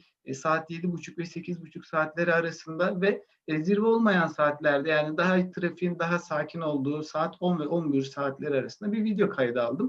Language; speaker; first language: Turkish; native; Turkish